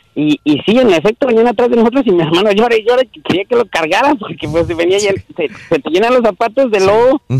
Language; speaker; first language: Spanish; native; Spanish